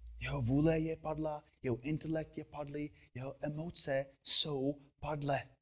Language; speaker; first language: Czech; non-native, fluent; English